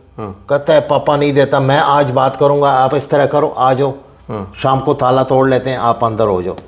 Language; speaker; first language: Urdu; non-native, local second language; Punjabi